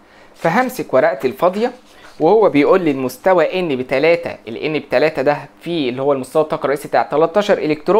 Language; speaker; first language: Arabic; native; Arabic